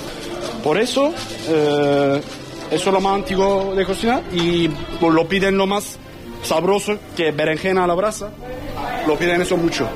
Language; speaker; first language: Spanish; non-native, learner; Turkish